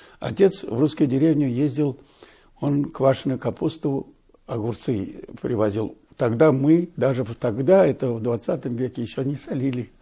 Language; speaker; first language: Russian; non-native, local second language; Tatar